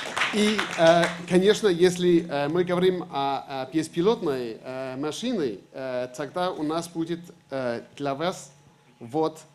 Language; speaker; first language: Russian; non-native, fluent; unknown